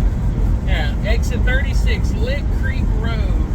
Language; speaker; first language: English; native; English